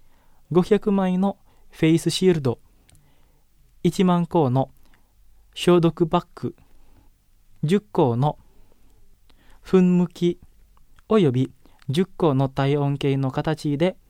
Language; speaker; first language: Japanese; non-native, fluent; Indonesian